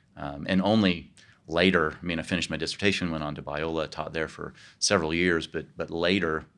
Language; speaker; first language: English; native; English